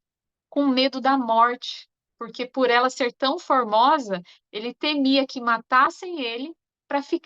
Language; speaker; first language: Portuguese; native; Portuguese